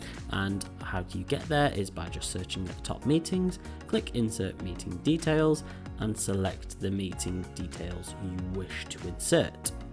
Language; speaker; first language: English; native; English